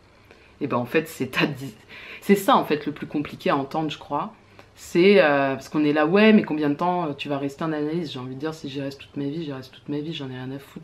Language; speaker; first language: French; native; French